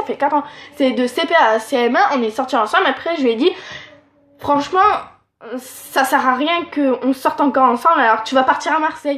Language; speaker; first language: French; native; French